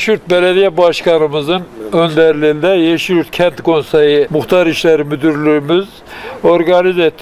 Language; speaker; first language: Turkish; native; Turkish